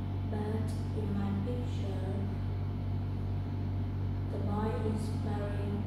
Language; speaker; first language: English; non-native, learner; Vietnamese